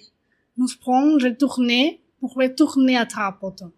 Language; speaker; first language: French; non-native, learner; Spanish